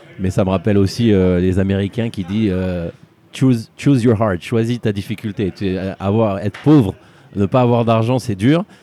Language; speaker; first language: French; native; French